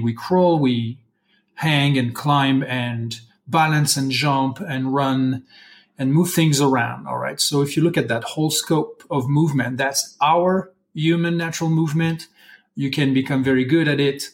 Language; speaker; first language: English; non-native, fluent; French